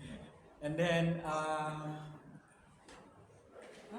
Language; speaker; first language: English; non-native, learner; Indonesian